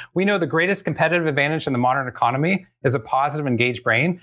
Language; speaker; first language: English; native; English